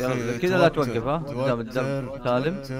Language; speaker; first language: Arabic; native; Arabic